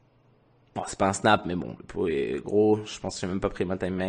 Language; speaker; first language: French; native; French